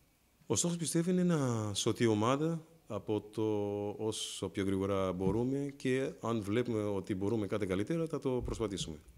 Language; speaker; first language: Greek; non-native, fluent; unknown